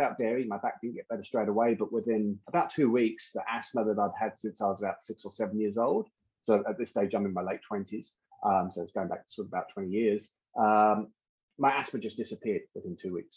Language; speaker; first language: English; native; English